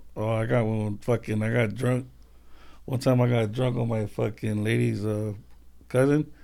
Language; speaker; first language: English; native; English